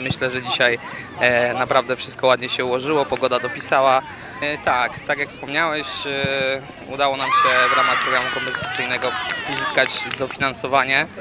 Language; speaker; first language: Polish; native; Polish